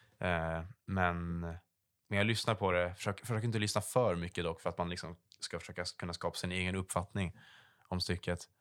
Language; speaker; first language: Swedish; native; Swedish